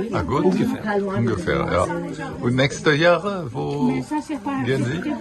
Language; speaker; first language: German; non-native, learner; French